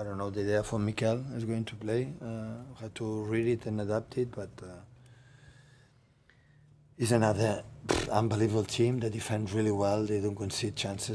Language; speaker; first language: English; non-native, fluent; Catalan